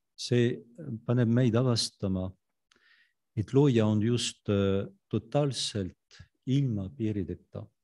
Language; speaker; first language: Estonian; non-native, fluent; French